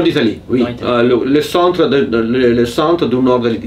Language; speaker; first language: French; non-native, fluent; Italian